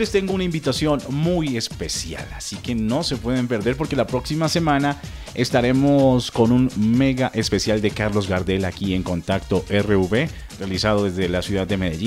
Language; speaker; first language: Spanish; native; Spanish